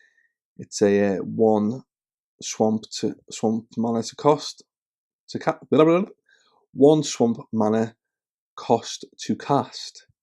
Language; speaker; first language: English; native; English